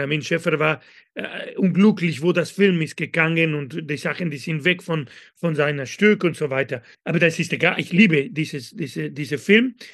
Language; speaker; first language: German; non-native, fluent; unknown